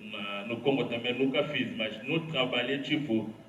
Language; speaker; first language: Portuguese; non-native, learner; Lingala